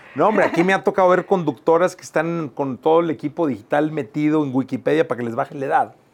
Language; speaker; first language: Spanish; native; Spanish